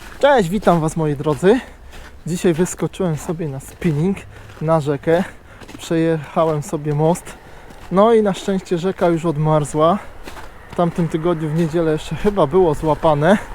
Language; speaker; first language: Polish; native; Polish